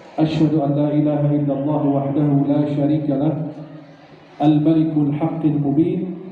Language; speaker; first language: Indonesian; non-native, fluent; Arabic